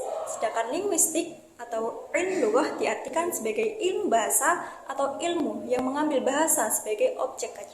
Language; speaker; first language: Indonesian; native; Indonesian